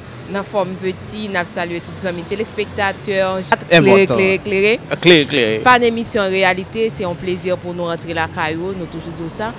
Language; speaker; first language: French; non-native, local second language; Haitian Creole